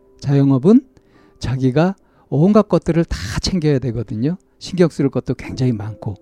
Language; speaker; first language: Korean; native; Korean